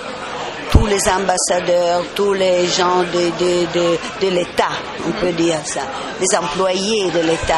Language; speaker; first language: French; non-native, fluent; Italian